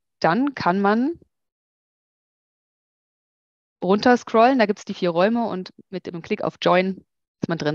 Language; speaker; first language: German; native; German